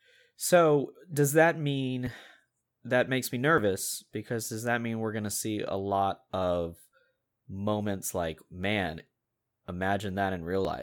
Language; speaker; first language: English; native; English